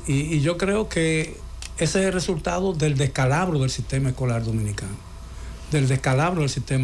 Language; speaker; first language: Spanish; native; Spanish